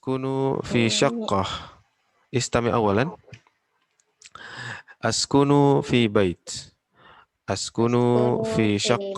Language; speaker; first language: Arabic; non-native, fluent; Indonesian